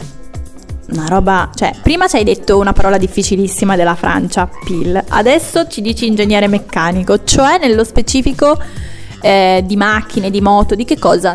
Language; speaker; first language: Italian; native; Italian